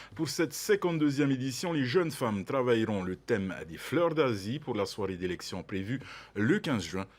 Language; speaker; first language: French; native; French